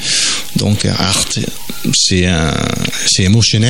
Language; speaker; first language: French; non-native, fluent; English